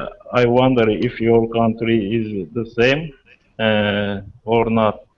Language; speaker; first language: English; non-native, learner; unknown